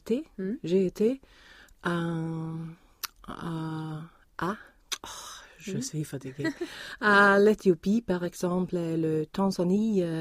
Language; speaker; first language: French; non-native, learner; Swedish